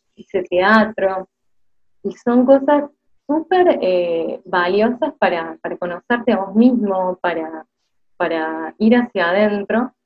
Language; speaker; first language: Spanish; native; Spanish